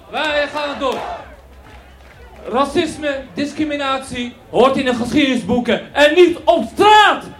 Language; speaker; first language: Dutch; non-native, fluent; Indonesian